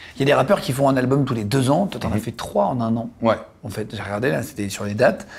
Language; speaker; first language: French; native; French